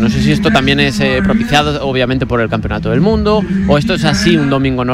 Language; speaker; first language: Spanish; native; Spanish